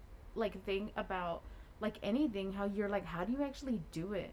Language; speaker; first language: English; native; English